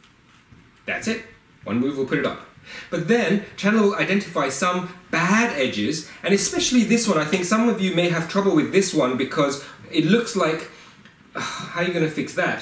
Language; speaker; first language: English; native; English